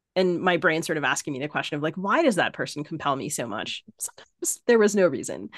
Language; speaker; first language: English; native; English